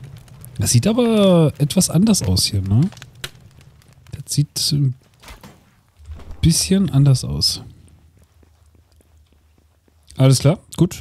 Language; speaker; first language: German; native; German